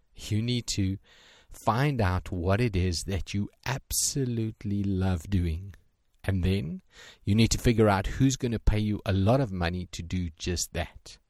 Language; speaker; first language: English; native; English